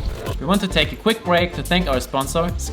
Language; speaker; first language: English; non-native, fluent; German